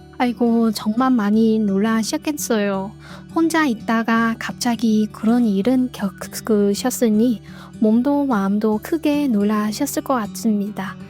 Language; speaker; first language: Korean; non-native, fluent; Vietnamese